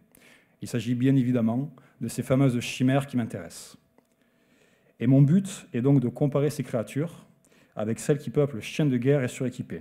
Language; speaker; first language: French; native; French